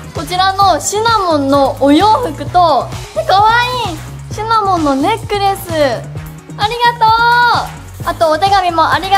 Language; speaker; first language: Japanese; native; Japanese